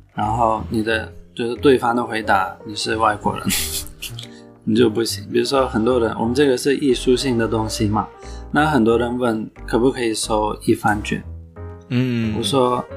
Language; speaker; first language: Chinese; non-native, fluent; Turkish